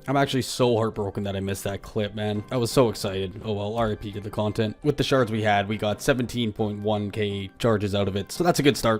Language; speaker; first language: English; native; English